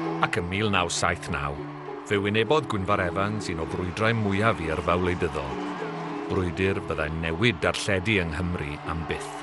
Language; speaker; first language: Welsh; native; Welsh